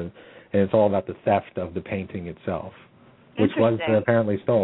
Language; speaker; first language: English; native; English